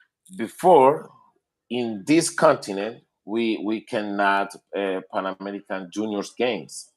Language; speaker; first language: English; non-native, learner; Spanish